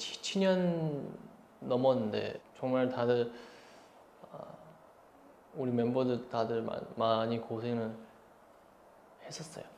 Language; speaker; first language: Korean; non-native, fluent; Chinese